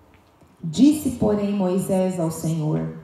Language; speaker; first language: Portuguese; native; Portuguese